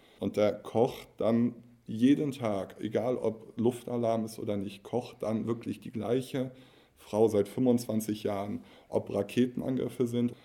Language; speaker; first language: German; native; German